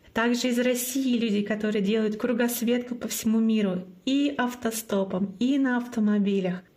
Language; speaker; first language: Russian; non-native, local second language; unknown